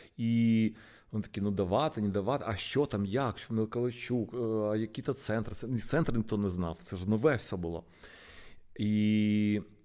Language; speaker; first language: Ukrainian; non-native, local second language; Russian